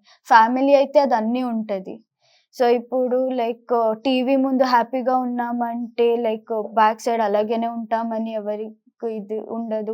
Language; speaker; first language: Telugu; non-native, local second language; Kannada